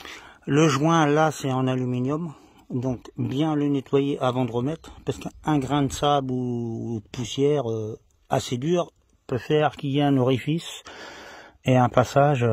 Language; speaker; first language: French; native; French